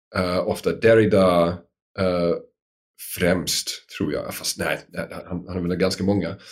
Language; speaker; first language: Swedish; non-native, fluent; English